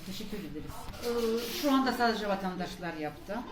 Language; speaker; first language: Turkish; non-native, fluent; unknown